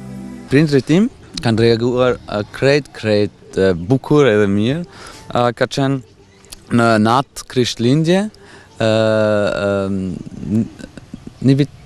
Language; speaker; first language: Albanian; non-native, fluent; German